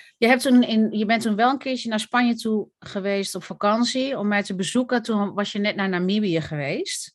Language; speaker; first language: Dutch; native; Dutch